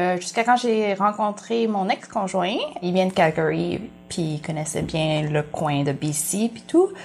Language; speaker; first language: French; early bilingual, other home language; Vietnamese